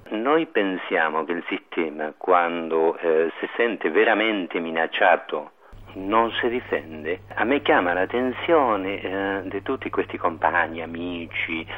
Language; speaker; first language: Italian; non-native, fluent; Spanish